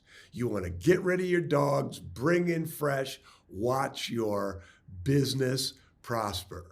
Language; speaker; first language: English; native; English